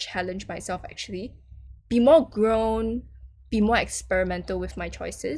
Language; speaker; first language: English; non-native, local second language; Chinese